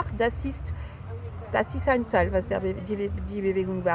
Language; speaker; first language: German; non-native, fluent; French